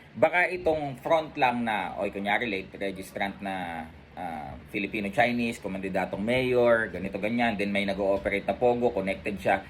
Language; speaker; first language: Filipino; native; Filipino